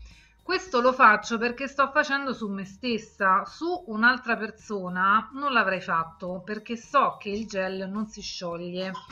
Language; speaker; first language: Italian; native; Italian